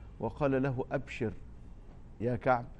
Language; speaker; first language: Arabic; native; Arabic